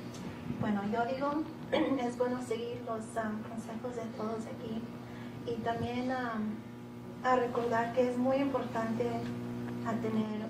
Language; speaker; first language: Spanish; early bilingual, heritage; Spanish